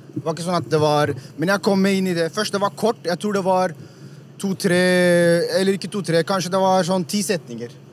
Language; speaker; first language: Norwegian; early bilingual, other home language; Urdu